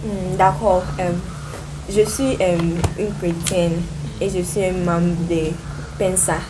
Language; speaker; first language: French; non-native, learner; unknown